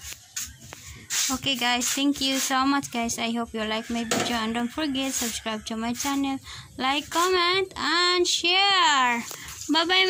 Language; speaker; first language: English; non-native, learner; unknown